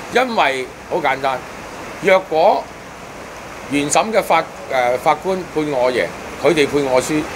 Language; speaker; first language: Cantonese; native; Cantonese